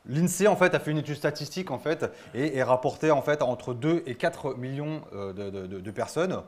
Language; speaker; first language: French; native; French